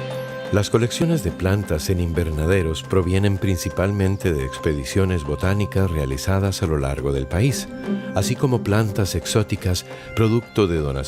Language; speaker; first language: Spanish; native; Spanish